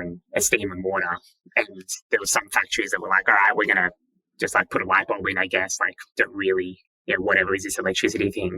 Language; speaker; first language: English; native; English